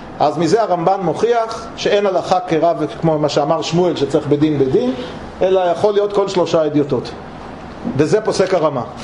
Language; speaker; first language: Hebrew; native; Hebrew